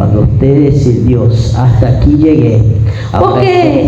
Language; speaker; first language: Spanish; native; Spanish